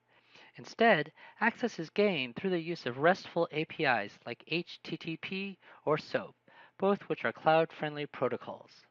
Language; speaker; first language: English; native; English